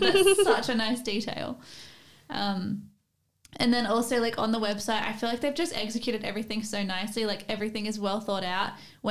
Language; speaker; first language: English; native; English